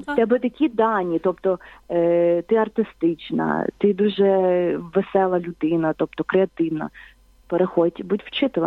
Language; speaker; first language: Ukrainian; native; Ukrainian